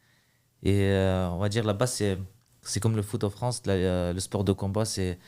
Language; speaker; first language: French; early bilingual, other home language; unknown